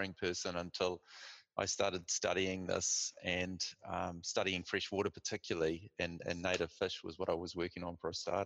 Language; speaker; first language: English; native; English